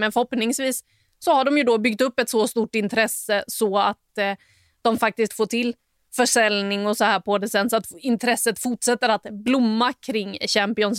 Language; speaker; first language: Swedish; native; Swedish